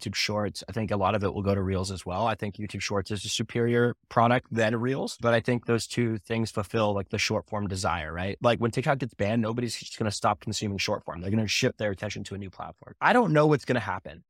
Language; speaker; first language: English; early bilingual, other home language; Hindi